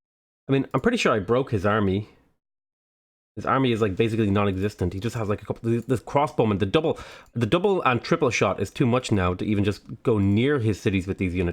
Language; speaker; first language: English; native; English